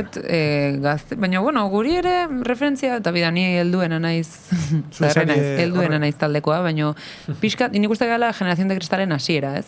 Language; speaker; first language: Basque; native; Basque